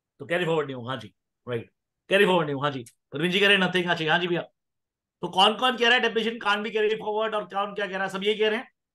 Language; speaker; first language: Hindi; non-native, local second language; Punjabi